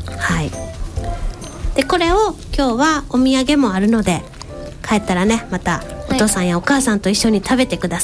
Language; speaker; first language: Japanese; native; Japanese